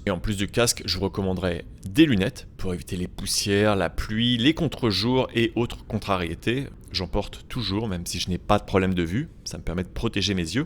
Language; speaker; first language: French; native; French